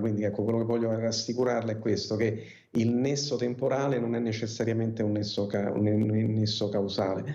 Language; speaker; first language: Italian; native; Italian